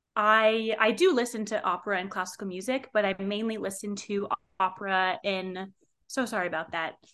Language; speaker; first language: English; native; English